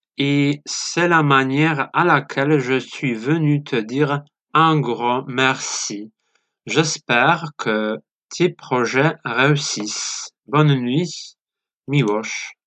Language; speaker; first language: French; non-native, learner; Polish